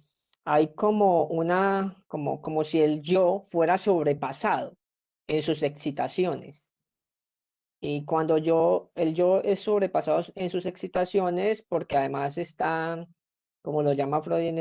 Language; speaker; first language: Spanish; native; Spanish